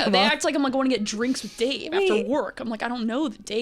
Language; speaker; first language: English; native; English